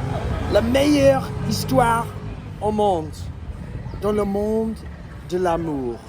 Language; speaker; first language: French; non-native, learner; English